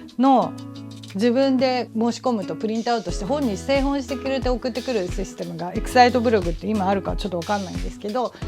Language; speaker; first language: Japanese; native; Japanese